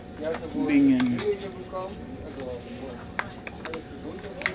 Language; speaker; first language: German; native; German